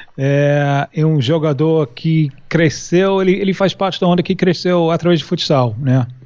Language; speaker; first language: Portuguese; non-native, fluent; English